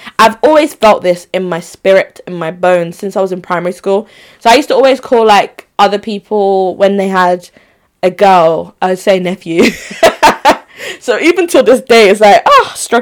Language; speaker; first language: English; non-native, local second language; Igbo